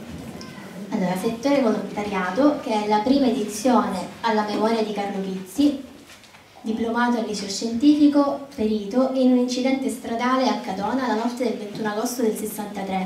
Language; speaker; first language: Italian; native; Italian